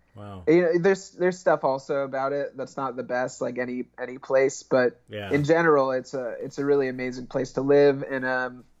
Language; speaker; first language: English; native; English